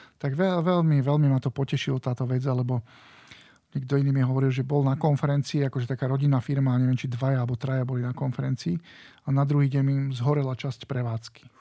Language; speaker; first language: Slovak; native; Slovak